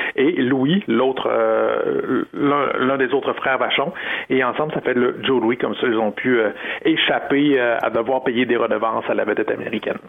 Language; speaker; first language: French; native; French